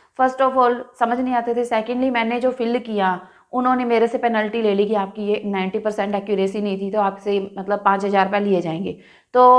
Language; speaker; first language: Hindi; non-native, local second language; Punjabi